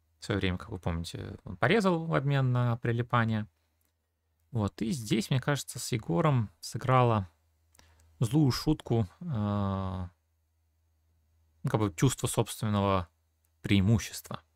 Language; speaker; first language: Russian; native; Russian